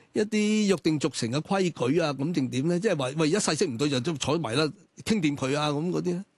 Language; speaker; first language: Cantonese; native; Cantonese